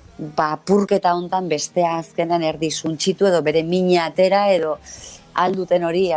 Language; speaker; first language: Basque; native; Basque